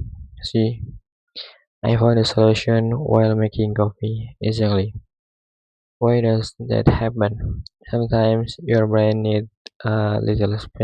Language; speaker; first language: English; non-native, learner; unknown